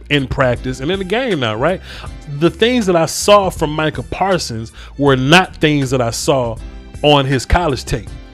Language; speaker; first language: English; native; English